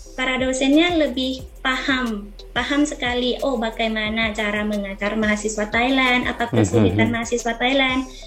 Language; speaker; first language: Indonesian; non-native, fluent; Thai